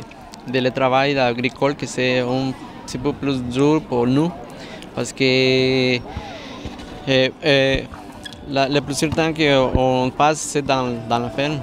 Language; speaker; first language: French; non-native, learner; Spanish